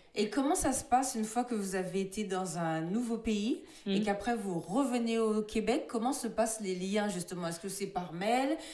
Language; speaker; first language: French; native; French